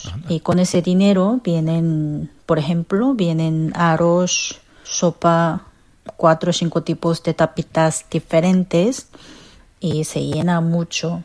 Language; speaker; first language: Spanish; non-native, fluent; Korean